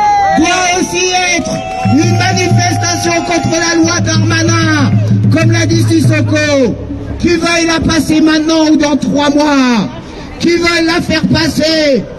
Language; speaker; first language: French; native; French